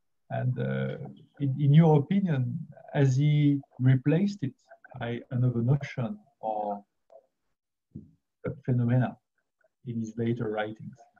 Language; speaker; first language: English; non-native, fluent; French